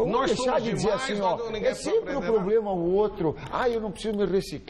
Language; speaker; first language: Portuguese; native; Portuguese